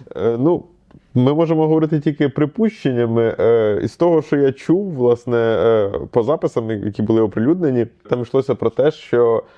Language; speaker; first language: Ukrainian; native; Ukrainian